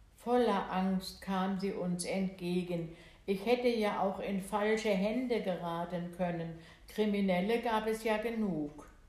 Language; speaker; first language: German; native; German